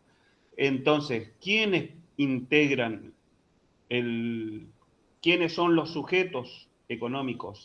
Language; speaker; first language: Spanish; native; Spanish